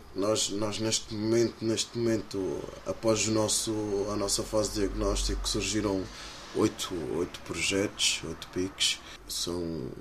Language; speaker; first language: Portuguese; native; Portuguese